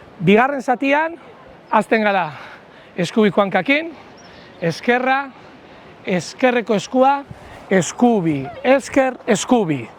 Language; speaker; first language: Basque; native; Basque